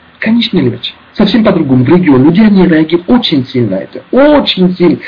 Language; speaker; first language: Russian; non-native, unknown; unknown